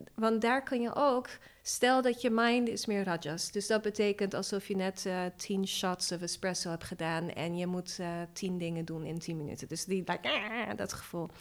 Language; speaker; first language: Dutch; non-native, fluent; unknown